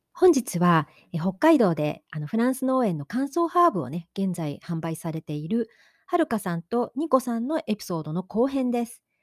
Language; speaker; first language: Japanese; native; Japanese